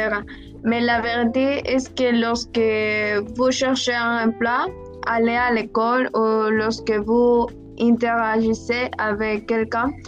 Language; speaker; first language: French; non-native, learner; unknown